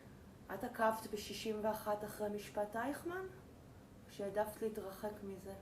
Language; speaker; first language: Hebrew; native; Hebrew